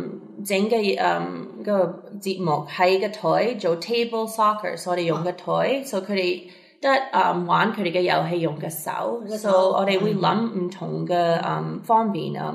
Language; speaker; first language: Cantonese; early bilingual, heritage; Cantonese